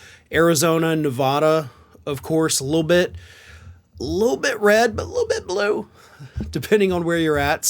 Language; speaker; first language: English; native; English